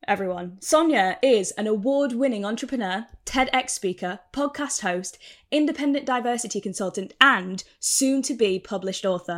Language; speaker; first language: English; native; English